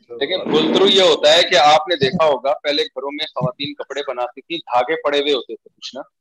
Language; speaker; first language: Urdu; native; Urdu